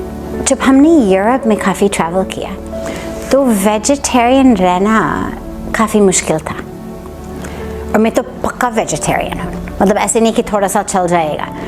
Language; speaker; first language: Hindi; non-native, fluent; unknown